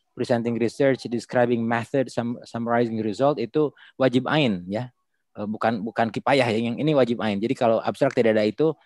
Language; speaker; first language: Indonesian; non-native, local second language; Sundanese